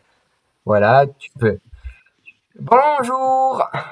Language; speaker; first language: French; native; French